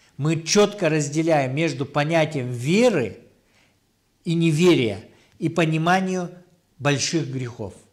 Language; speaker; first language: Russian; non-native, local second language; Kyrgyz